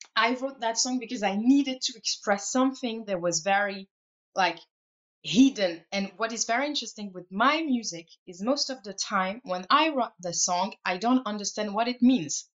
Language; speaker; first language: English; non-native, fluent; French